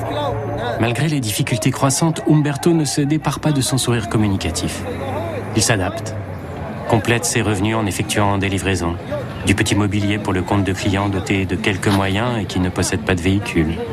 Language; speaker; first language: French; native; French